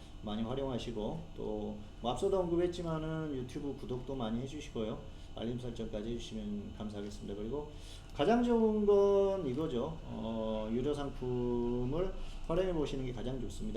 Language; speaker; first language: Korean; native; Korean